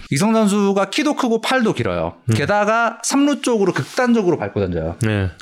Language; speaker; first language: Korean; native; Korean